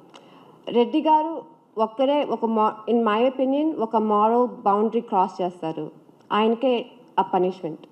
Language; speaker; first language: Telugu; early bilingual, heritage; Telugu